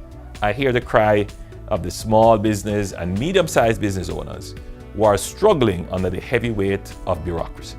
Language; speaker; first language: English; native; English